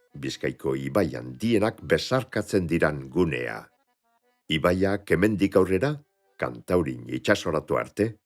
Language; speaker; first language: Basque; native; Basque